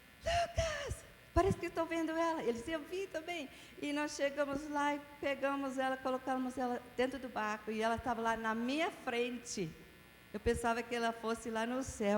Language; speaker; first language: Portuguese; non-native, fluent; English